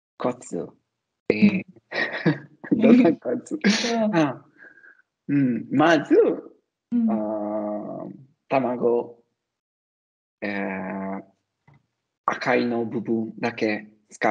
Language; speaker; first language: Japanese; non-native, learner; Italian